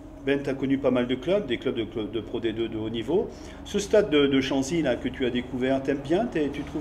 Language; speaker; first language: French; native; French